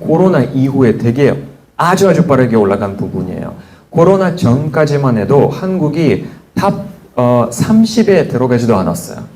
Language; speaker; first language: Korean; non-native, fluent; Russian